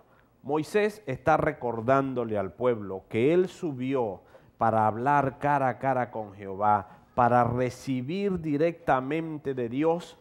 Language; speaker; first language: Spanish; native; Spanish